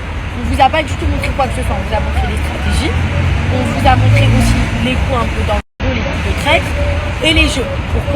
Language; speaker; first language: French; native; French